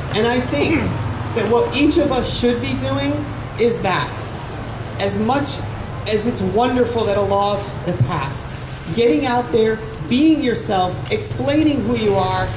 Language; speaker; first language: English; native; English